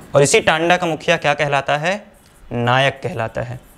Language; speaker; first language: Hindi; native; Hindi